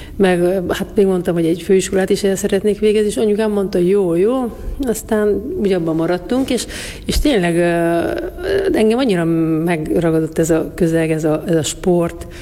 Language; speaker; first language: Hungarian; native; Hungarian